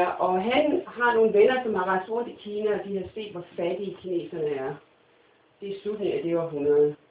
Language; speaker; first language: Danish; non-native, fluent; English